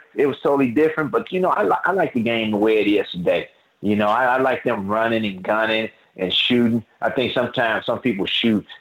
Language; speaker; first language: English; native; English